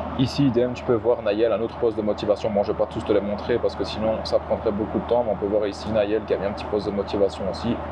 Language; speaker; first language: French; native; French